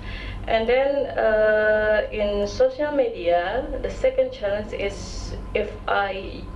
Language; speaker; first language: English; non-native, local second language; Indonesian